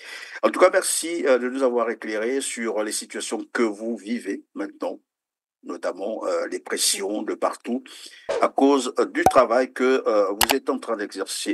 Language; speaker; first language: French; native; French